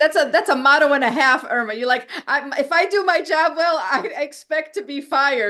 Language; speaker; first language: English; native; English